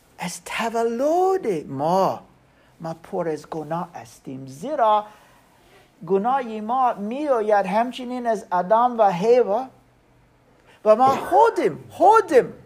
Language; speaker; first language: Persian; non-native, learner; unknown